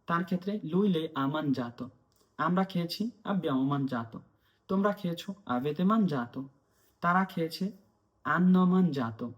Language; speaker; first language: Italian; non-native, fluent; Bangla